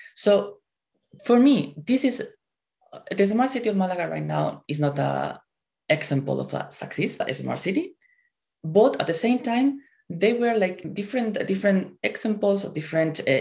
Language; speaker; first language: English; non-native, fluent; Spanish